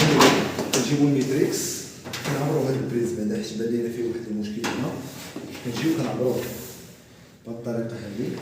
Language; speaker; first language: Arabic; native; Arabic